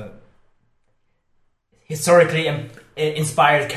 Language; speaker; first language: English; non-native, fluent; Chinese